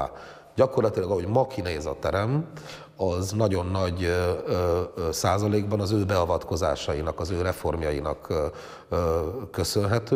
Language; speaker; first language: Hungarian; native; Hungarian